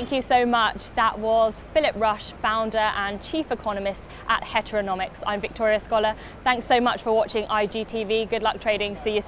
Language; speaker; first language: English; native; English